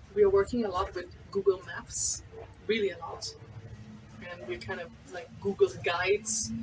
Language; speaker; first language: English; non-native, fluent; French